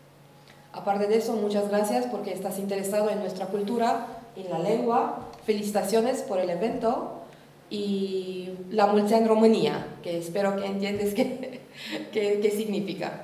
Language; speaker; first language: Spanish; non-native, learner; Romanian